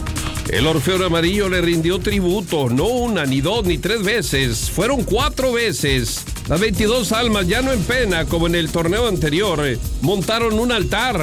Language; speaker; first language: Spanish; native; Spanish